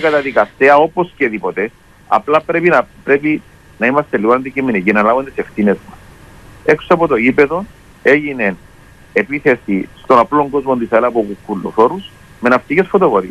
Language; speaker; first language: Greek; native; Greek